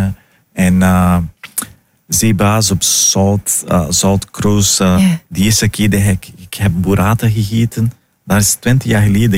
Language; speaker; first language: Dutch; non-native, learner; Portuguese